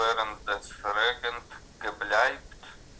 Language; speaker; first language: German; non-native, learner; Ukrainian